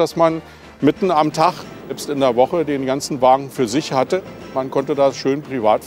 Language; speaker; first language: German; native; German